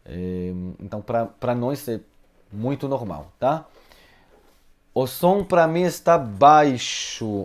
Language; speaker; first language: Portuguese; non-native, fluent; Hebrew